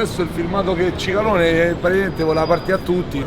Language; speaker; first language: Italian; native; Italian